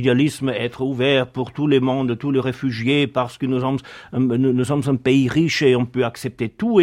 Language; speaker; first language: French; non-native, fluent; German